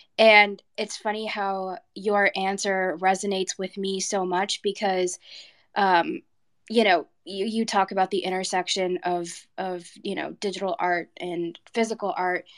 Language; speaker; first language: English; non-native, fluent; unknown